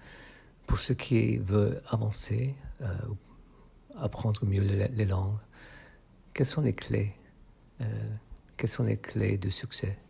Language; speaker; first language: French; non-native, fluent; English